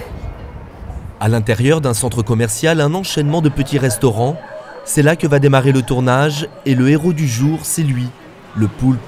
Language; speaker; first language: French; native; French